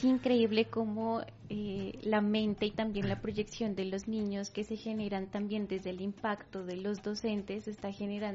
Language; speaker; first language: Spanish; native; Spanish